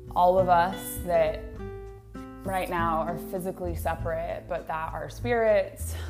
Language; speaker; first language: English; native; English